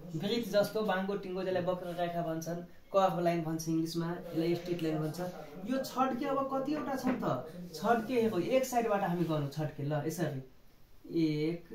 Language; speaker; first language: Nepali; non-native, local second language; Maithili